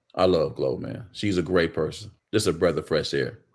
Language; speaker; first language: English; native; English